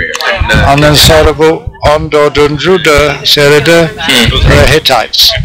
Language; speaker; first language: Turkish; non-native, learner; English